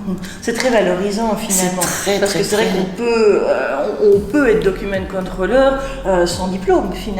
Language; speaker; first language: French; native; French